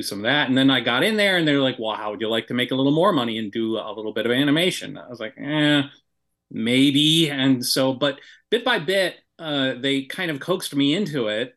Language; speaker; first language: English; native; English